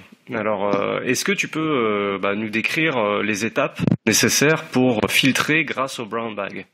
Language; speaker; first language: French; native; French